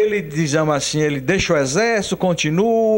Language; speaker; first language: Portuguese; native; Portuguese